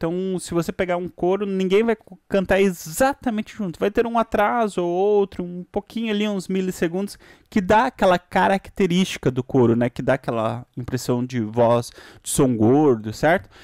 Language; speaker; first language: Portuguese; native; Portuguese